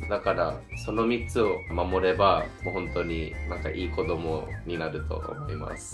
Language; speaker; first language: Japanese; early bilingual, heritage; Japanese